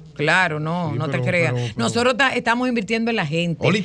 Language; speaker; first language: Spanish; native; Spanish